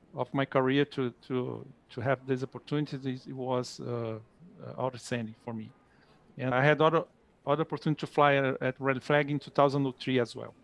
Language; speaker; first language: English; non-native, fluent; Portuguese